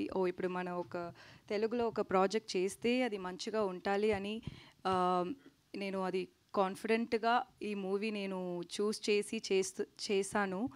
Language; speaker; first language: Telugu; non-native, learner; Tamil